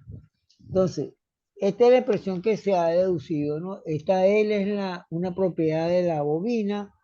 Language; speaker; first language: Spanish; native; Spanish